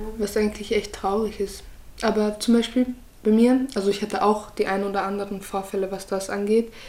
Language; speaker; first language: German; early bilingual, other home language; Croatian